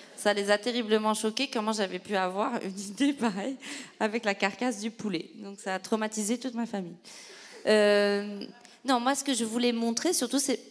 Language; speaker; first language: French; native; French